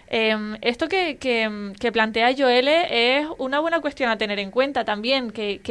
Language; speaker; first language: Spanish; native; Spanish